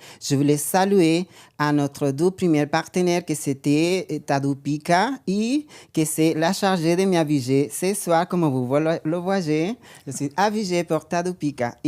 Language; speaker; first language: French; non-native, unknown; Spanish